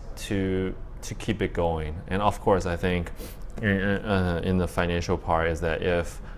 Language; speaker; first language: English; early bilingual, other home language; Chinese